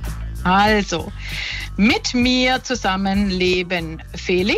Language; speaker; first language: German; native; German